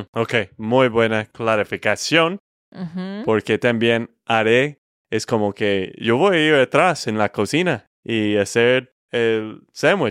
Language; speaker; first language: Spanish; non-native, fluent; English